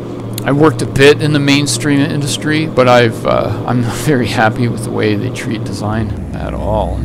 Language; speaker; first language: English; native; English